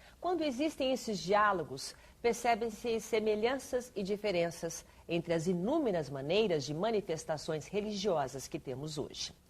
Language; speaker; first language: Portuguese; native; Portuguese